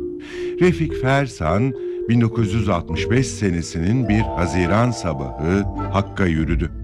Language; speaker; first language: Turkish; native; Turkish